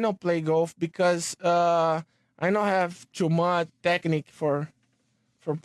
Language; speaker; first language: English; non-native, learner; Portuguese